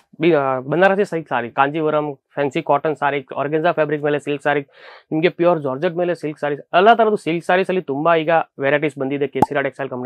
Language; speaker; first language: Kannada; non-native, fluent; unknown